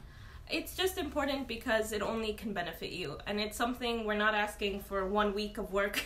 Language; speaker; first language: English; early bilingual, other home language; Arabic